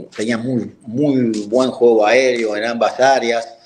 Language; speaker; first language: Spanish; native; Spanish